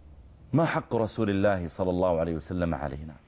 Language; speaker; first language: Arabic; native; Arabic